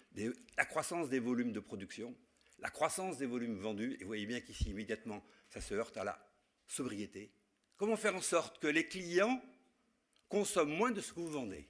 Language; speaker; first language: French; native; French